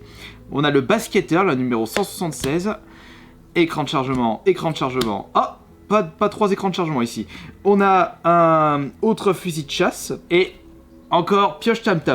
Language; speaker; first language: French; native; French